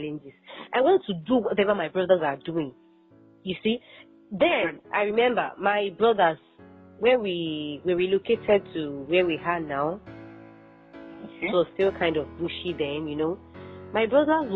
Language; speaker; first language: English; non-native, local second language; Yoruba